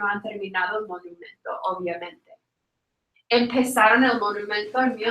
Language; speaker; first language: Spanish; non-native, fluent; English